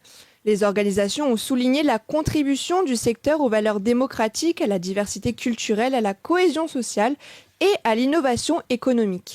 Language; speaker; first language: French; native; French